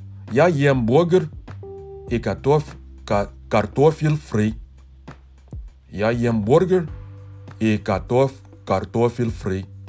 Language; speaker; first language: Russian; non-native, learner; English